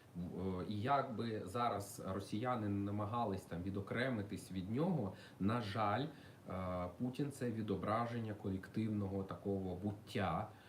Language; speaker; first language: Ukrainian; non-native, local second language; Russian